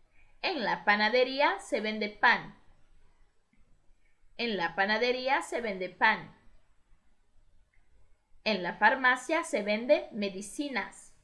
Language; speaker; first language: Spanish; non-native, fluent; Portuguese